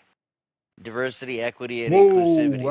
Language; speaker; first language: English; native; English